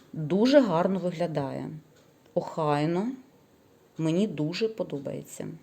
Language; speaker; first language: Ukrainian; non-native, local second language; Russian